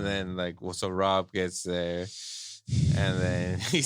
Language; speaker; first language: English; native; English